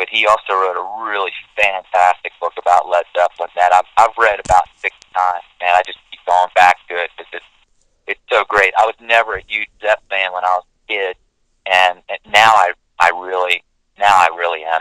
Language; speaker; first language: English; native; English